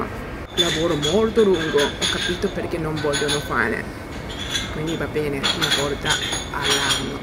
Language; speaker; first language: Italian; non-native, learner; Japanese